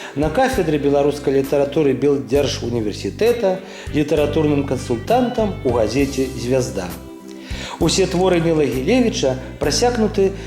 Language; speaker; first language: Belarusian; native; Belarusian